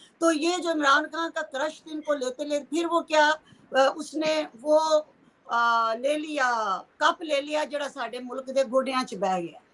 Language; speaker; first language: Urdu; non-native, local second language; Punjabi